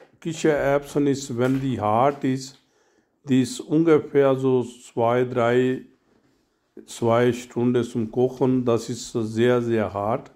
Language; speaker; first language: German; non-native, learner; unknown